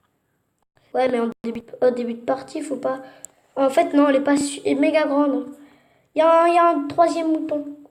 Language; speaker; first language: French; native; French